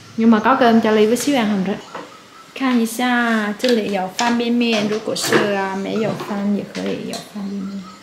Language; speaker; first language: Chinese; non-native, fluent; Vietnamese